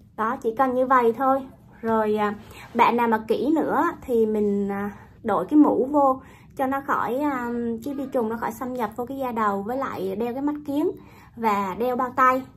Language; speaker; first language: Vietnamese; native; Vietnamese